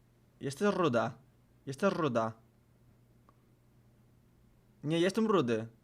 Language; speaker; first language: Polish; non-native, learner; English